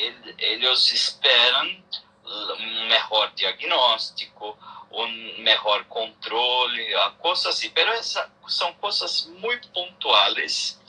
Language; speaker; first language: Spanish; non-native, learner; Portuguese